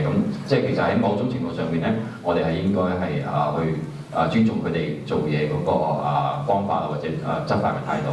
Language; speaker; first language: Cantonese; native; Cantonese